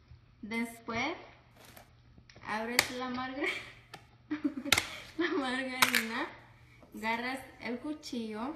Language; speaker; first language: Spanish; early bilingual, heritage; Spanish